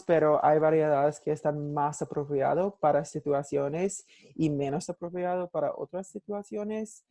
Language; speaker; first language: Spanish; non-native, learner; English